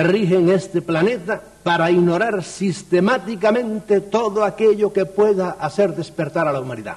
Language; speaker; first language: Spanish; native; Spanish